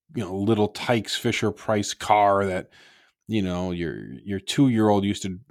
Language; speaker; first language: English; native; English